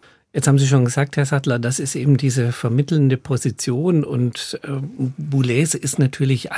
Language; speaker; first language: German; native; German